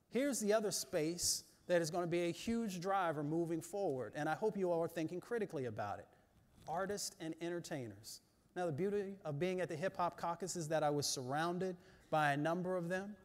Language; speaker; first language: English; native; English